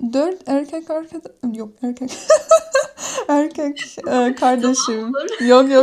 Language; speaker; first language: Turkish; non-native, learner; English